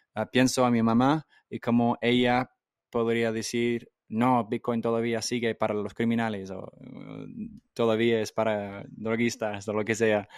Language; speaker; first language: Spanish; non-native, fluent; English